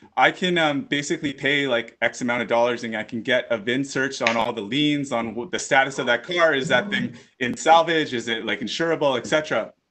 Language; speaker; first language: English; native; English